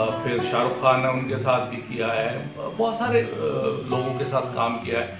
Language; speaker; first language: Hindi; native; Hindi